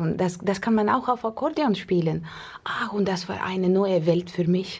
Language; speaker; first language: German; non-native, learner; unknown